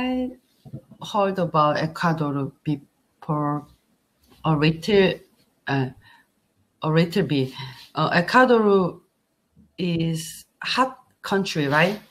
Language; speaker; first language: English; non-native, learner; Korean